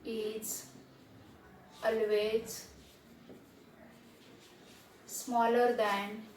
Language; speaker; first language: English; non-native, local second language; Marathi